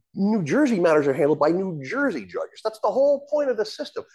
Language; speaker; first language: English; native; English